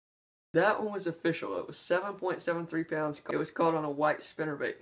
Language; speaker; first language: English; native; English